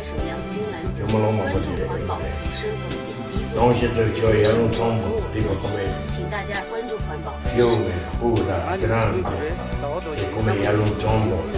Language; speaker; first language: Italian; non-native, fluent; Tibetan